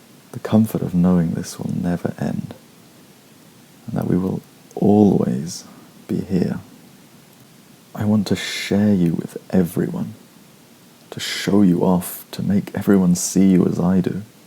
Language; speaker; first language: English; native; English